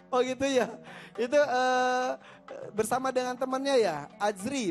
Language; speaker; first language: Indonesian; native; Indonesian